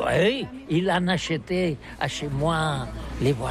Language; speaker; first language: French; non-native, learner; Catalan